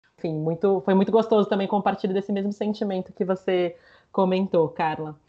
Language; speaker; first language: Portuguese; early bilingual, other home language; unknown